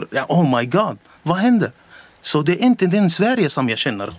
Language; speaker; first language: Swedish; non-native, learner; Arabic